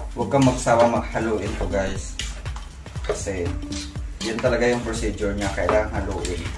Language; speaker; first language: Filipino; non-native, local second language; Cebuano